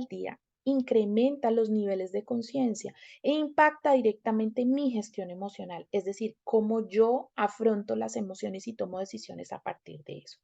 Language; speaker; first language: Spanish; native; Spanish